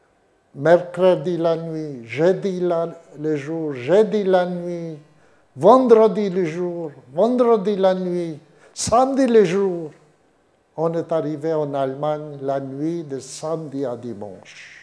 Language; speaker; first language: French; non-native, fluent; Yiddish